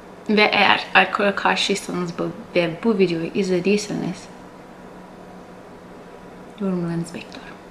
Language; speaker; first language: Turkish; early bilingual, heritage; Turkish